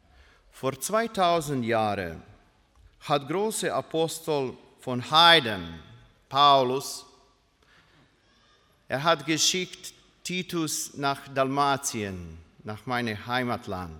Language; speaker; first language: German; non-native, learner; Croatian